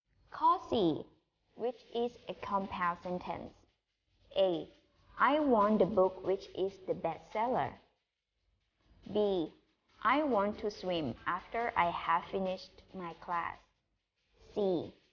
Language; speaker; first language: English; non-native, fluent; Thai